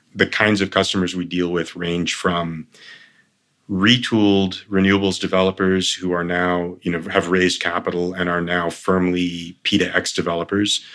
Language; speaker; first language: English; early bilingual, other home language; Armenian